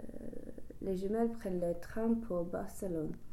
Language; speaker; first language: French; non-native, learner; English